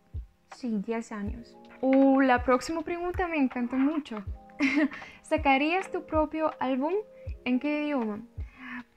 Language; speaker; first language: Spanish; non-native, learner; Russian